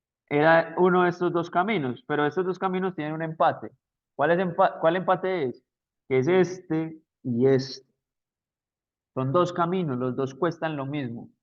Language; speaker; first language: Spanish; native; Spanish